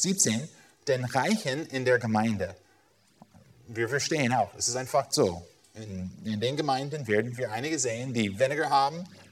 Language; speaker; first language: German; non-native, fluent; English